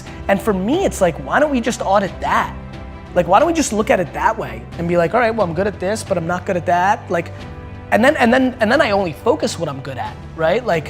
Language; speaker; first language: English; early bilingual, other home language; Russian